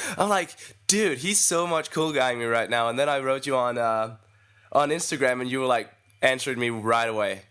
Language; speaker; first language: English; non-native, fluent; Danish